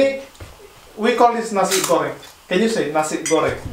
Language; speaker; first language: English; non-native, fluent; Indonesian